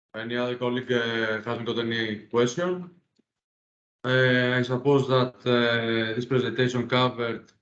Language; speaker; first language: English; non-native, fluent; Greek